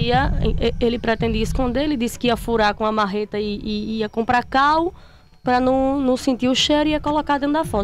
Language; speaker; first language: Portuguese; native; Portuguese